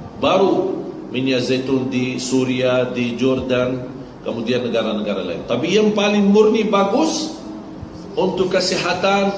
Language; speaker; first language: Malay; non-native, fluent; Arabic